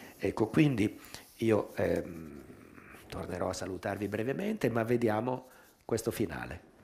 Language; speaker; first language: Italian; native; Italian